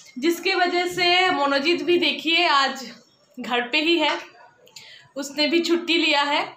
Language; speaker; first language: Hindi; non-native, local second language; Bangla